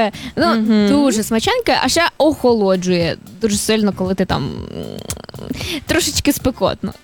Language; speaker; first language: Ukrainian; native; Ukrainian